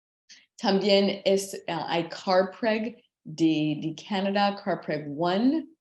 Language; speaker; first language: Spanish; non-native, learner; English